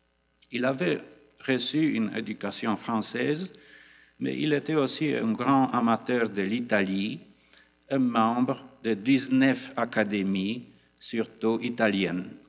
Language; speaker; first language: French; non-native, fluent; Polish